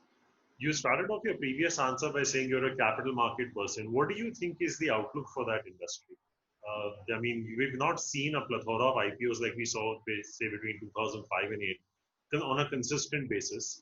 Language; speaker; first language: English; non-native, local second language; Hindi